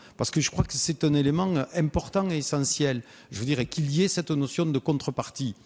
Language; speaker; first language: French; native; French